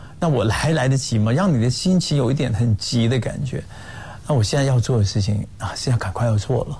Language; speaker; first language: Chinese; non-native, local second language; Cantonese